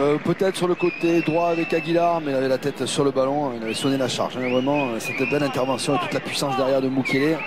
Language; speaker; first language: French; native; French